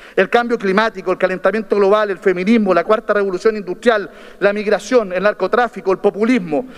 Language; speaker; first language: Spanish; native; Spanish